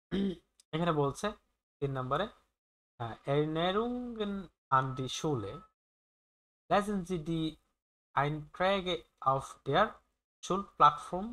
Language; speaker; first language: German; non-native, learner; Bangla